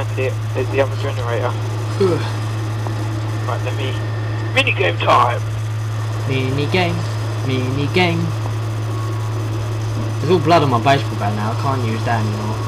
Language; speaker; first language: English; native; English